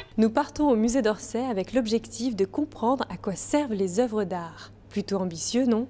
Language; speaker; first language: French; native; French